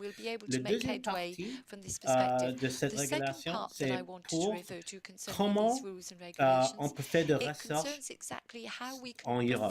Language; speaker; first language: French; early bilingual, heritage; English